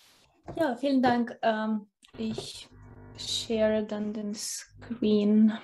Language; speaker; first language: German; non-native, fluent; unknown